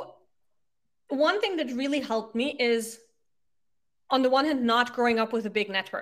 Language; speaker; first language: English; non-native, fluent; German